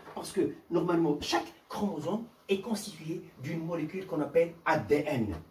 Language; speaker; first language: French; non-native, local second language; Arabic